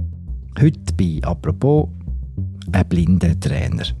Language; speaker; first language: German; native; German